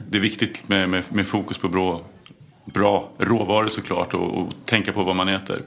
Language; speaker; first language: Swedish; native; Swedish